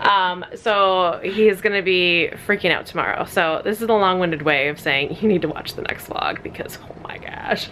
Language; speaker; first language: English; native; English